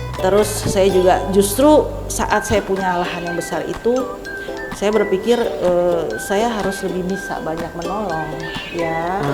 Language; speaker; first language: Indonesian; native; Indonesian